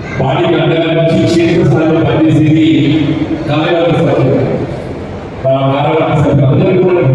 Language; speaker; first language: Telugu; native; Telugu